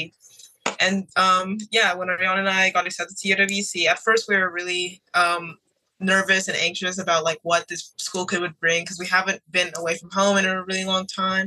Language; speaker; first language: English; native; English